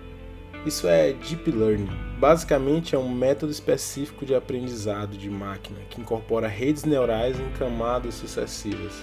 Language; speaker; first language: Portuguese; native; Portuguese